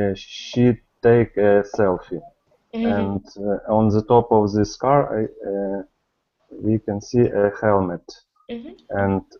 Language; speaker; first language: English; non-native, learner; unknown